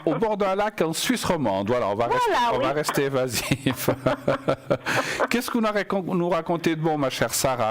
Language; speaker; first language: French; native; French